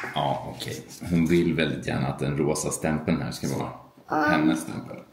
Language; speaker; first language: Swedish; native; Swedish